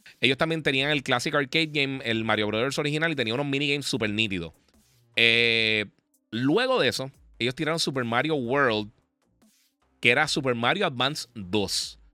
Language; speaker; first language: Spanish; native; Spanish